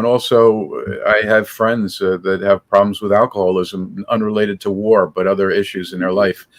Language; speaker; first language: English; native; English